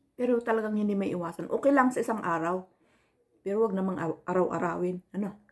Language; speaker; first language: Filipino; native; Filipino